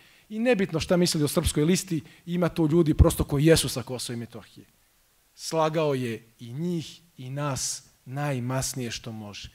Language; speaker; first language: Croatian; native; Croatian